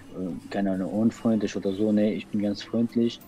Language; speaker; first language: German; non-native, learner; Persian